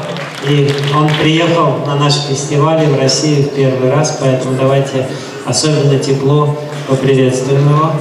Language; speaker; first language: Russian; native; Russian